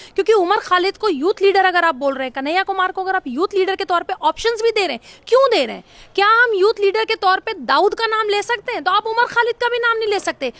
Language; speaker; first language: Hindi; native; Hindi